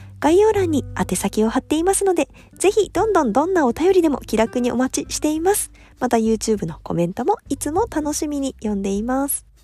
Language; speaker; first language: Japanese; native; Japanese